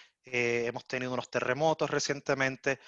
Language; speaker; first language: Spanish; native; Spanish